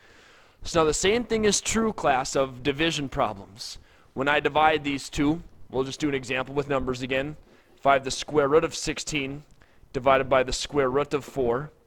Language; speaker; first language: English; native; English